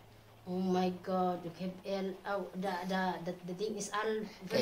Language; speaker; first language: Dutch; non-native, learner; Filipino